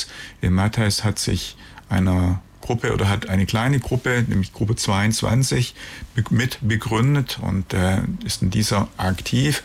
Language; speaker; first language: German; native; German